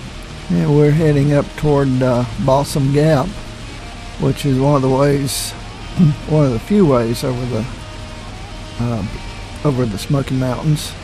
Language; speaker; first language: English; native; English